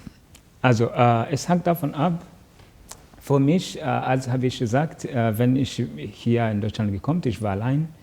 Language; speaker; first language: German; non-native, learner; Kinyarwanda